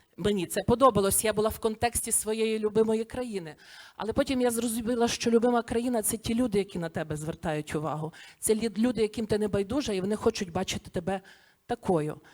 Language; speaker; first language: Ukrainian; native; Ukrainian